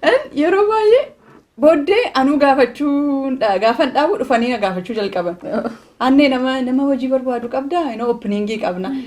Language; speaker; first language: Oromo; native; Oromo